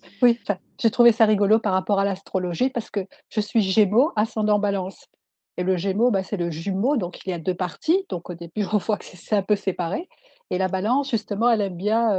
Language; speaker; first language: French; native; French